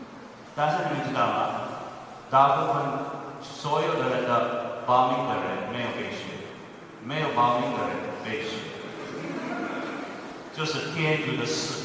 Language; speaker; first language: Chinese; non-native, fluent; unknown